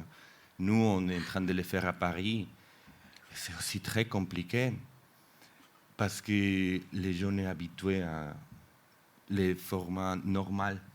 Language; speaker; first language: French; non-native, fluent; Spanish